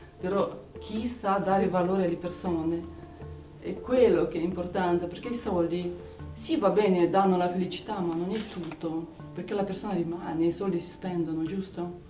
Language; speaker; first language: Italian; non-native, fluent; Romanian